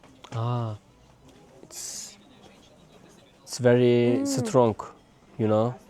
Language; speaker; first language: English; non-native, learner; Turkish